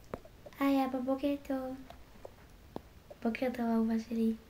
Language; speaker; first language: Hebrew; native; Hebrew